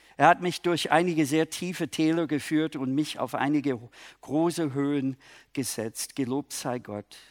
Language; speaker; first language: German; non-native, fluent; English